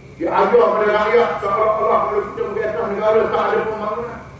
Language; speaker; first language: Malay; native; Malay